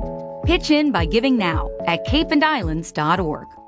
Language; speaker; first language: English; native; English